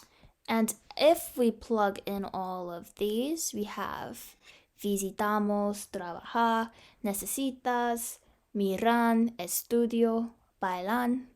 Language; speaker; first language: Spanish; non-native, learner; English